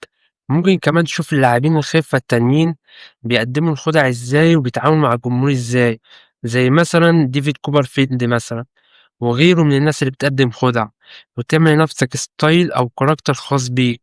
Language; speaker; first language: Arabic; native; Arabic